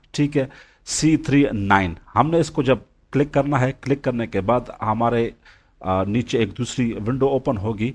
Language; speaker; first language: Urdu; non-native, local second language; Punjabi